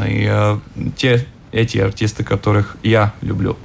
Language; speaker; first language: Russian; non-native, local second language; Latvian